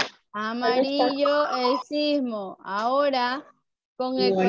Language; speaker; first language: Spanish; native; Spanish